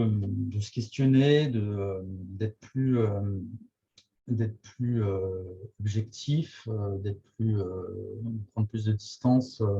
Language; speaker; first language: French; native; French